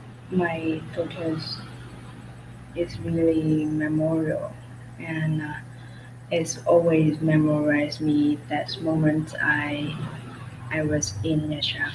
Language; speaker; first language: English; non-native, learner; Vietnamese